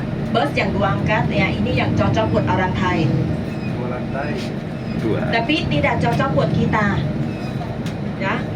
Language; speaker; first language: Indonesian; non-native, learner; Thai